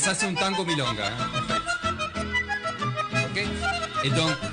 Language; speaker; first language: French; non-native, fluent; Spanish